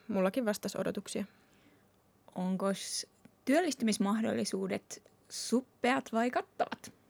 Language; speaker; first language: Finnish; native; Finnish